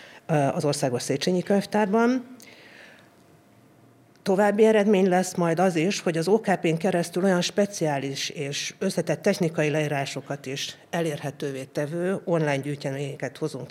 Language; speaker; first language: Hungarian; native; Hungarian